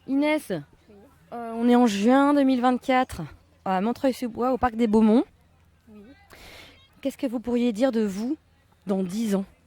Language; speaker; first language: French; native; French